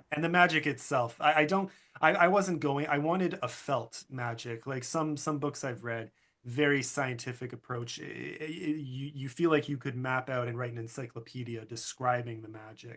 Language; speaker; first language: English; native; English